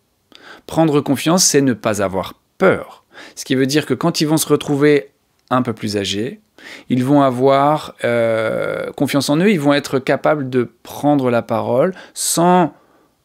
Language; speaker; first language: French; native; French